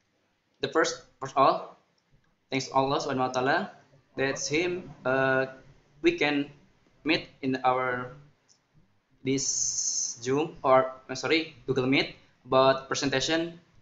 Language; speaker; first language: English; non-native, learner; Indonesian